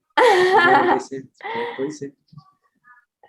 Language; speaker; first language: Portuguese; non-native, learner; Filipino